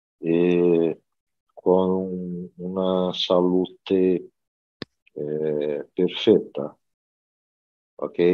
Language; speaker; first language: Italian; non-native, learner; Portuguese